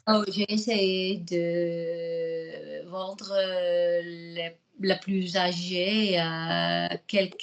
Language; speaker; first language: French; non-native, learner; English